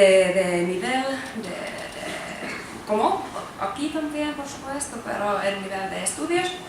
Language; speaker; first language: Spanish; non-native, learner; Finnish